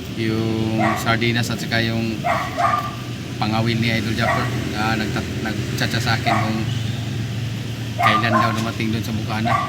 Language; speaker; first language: Filipino; non-native, local second language; Hiligaynon